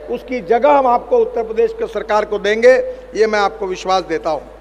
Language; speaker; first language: Hindi; non-native, local second language; Marathi